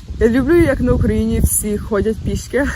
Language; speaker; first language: Ukrainian; early bilingual, other home language; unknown